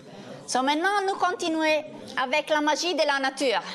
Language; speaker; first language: French; non-native, learner; Italian